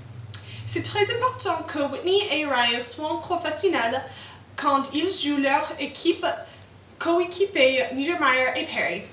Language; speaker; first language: French; non-native, learner; English